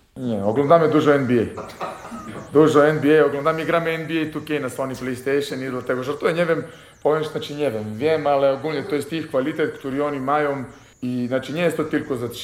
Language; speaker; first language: Polish; non-native, fluent; Serbian